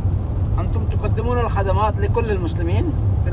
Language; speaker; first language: Arabic; non-native, learner; Urdu